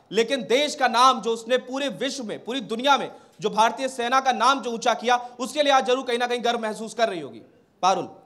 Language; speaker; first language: Hindi; native; Hindi